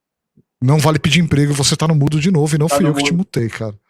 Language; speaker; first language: Portuguese; native; Portuguese